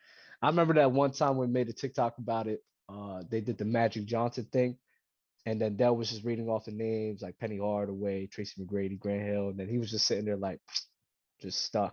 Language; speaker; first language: English; native; English